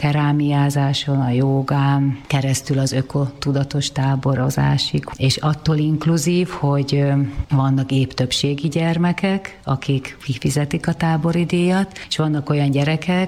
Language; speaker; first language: Hungarian; native; Hungarian